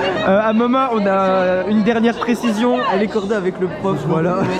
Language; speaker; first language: French; native; French